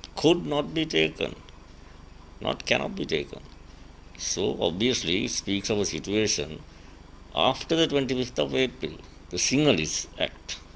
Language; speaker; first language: English; non-native, local second language; Sinhala